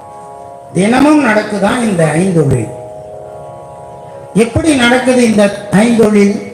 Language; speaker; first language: Tamil; native; Tamil